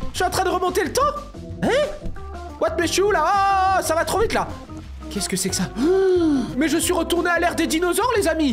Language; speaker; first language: French; native; French